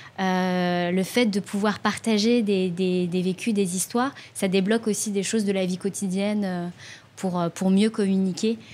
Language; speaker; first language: French; native; French